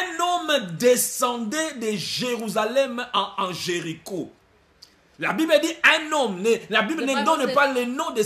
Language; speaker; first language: French; non-native, local second language; Lingala